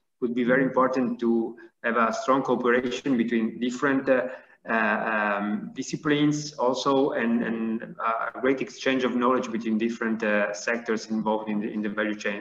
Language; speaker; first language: English; non-native, fluent; Italian